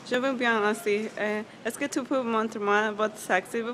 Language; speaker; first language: French; non-native, learner; English